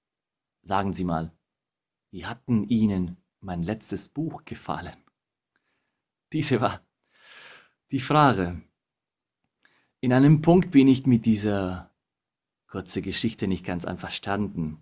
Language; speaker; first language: German; non-native, fluent; Spanish